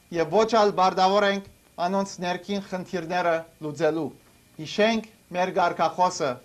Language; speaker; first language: Armenian; early bilingual, heritage; Armenian